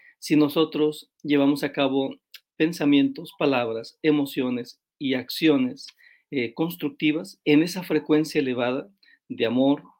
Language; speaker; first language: Spanish; native; Spanish